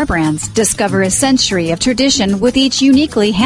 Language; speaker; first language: English; native; English